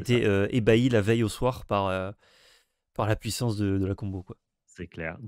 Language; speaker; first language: French; native; French